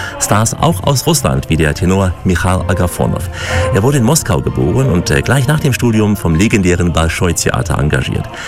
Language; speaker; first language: German; native; German